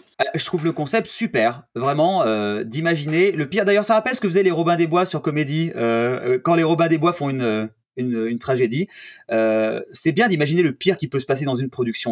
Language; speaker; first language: French; native; French